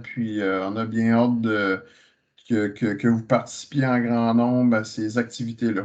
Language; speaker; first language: French; native; French